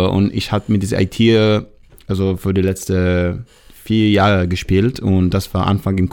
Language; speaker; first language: German; non-native, fluent; Hebrew